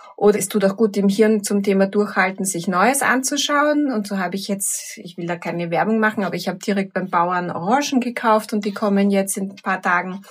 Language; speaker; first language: German; native; German